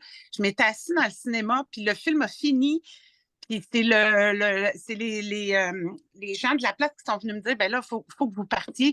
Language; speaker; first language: French; native; French